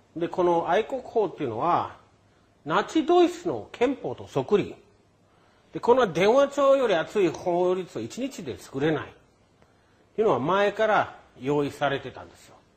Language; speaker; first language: Japanese; non-native, fluent; English